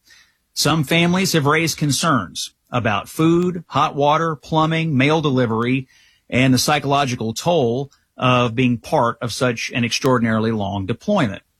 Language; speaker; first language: English; native; English